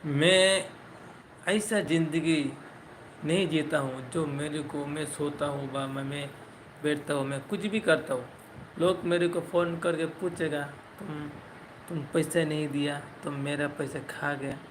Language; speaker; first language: Hindi; non-native, learner; Bangla